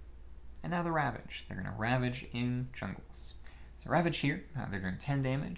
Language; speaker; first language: English; native; English